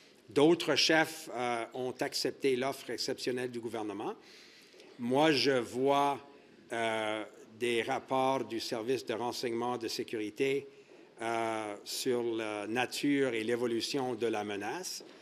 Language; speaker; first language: French; early bilingual, heritage; French